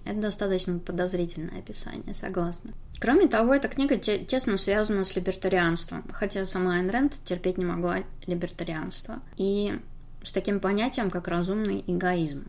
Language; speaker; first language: Russian; native; Russian